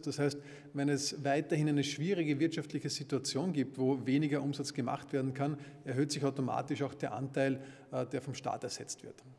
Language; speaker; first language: German; native; German